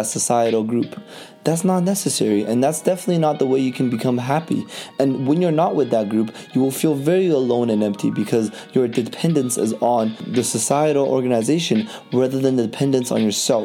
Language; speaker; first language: English; native; English